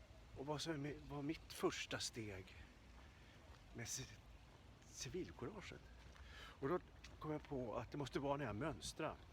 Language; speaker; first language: Swedish; native; Swedish